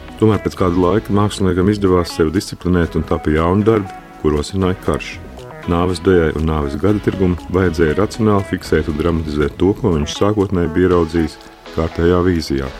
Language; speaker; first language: Latvian; native; Latvian